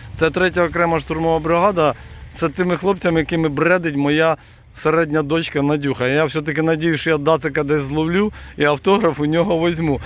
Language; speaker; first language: Ukrainian; non-native, local second language; Russian